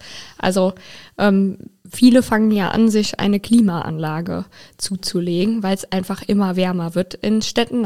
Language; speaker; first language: German; native; German